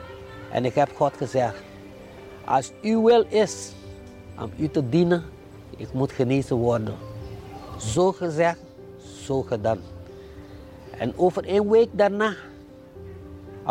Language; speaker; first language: Dutch; non-native, fluent; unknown